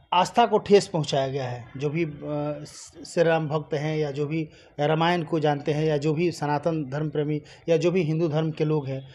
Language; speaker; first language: Hindi; native; Hindi